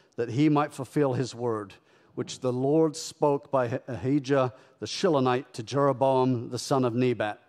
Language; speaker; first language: English; native; English